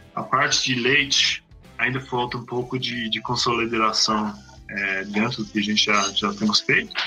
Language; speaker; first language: Portuguese; non-native, fluent; English